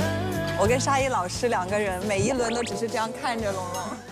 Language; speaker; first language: Chinese; native; Chinese